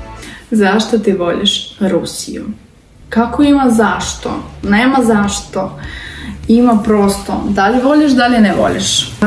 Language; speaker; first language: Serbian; non-native, learner; Russian